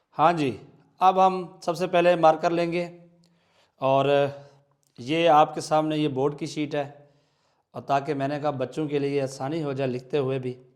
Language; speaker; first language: Urdu; non-native, local second language; Punjabi